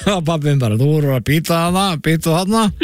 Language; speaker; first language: Icelandic; native; Icelandic